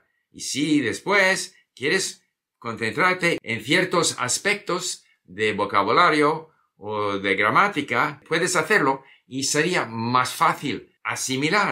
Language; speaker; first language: Spanish; non-native, fluent; English